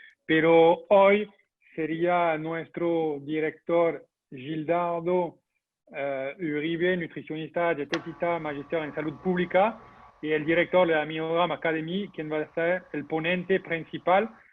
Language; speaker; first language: Spanish; non-native, fluent; French